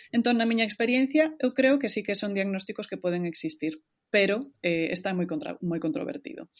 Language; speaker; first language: Galician; native; Galician